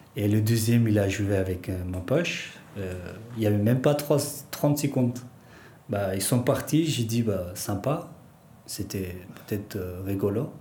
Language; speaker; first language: French; non-native, learner; Persian